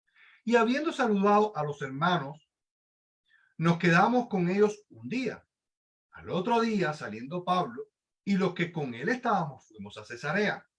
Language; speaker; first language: Spanish; native; Spanish